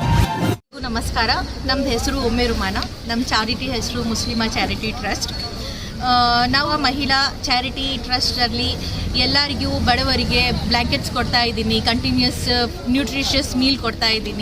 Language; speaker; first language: Kannada; non-native, local second language; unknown